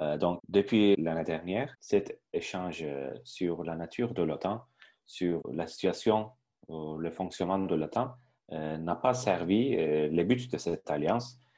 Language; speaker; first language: French; non-native, fluent; Turkish